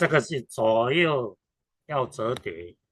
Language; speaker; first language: Chinese; native; Chinese